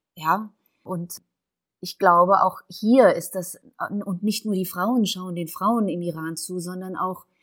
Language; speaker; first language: German; native; German